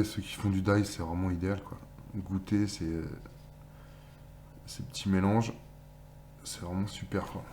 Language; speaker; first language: French; native; French